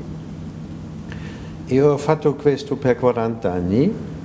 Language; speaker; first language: Italian; non-native, fluent; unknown